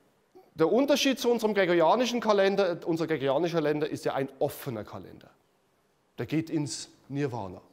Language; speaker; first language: German; native; German